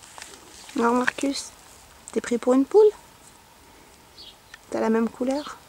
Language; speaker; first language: French; native; French